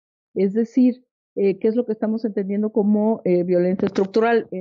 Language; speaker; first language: Spanish; native; Spanish